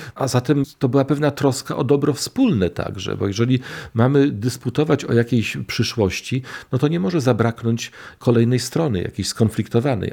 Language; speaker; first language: Polish; native; Polish